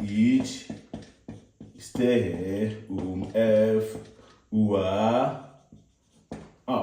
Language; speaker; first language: German; non-native, learner; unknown